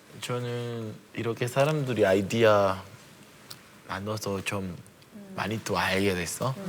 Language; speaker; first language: Korean; non-native, fluent; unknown